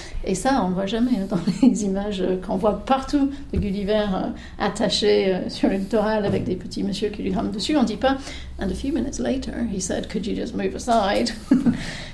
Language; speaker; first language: French; native; French